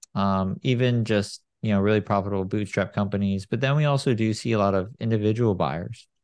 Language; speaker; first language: English; native; English